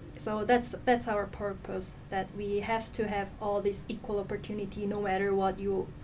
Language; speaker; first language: English; non-native, fluent; Korean